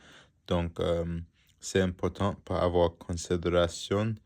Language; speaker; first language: French; non-native, learner; English